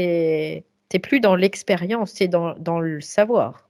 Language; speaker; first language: French; native; French